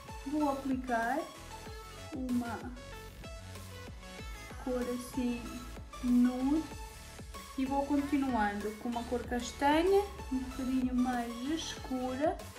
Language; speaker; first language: Portuguese; non-native, fluent; Serbian